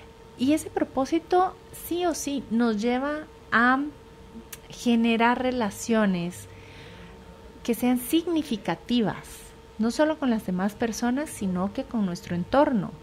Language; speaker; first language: Spanish; native; Spanish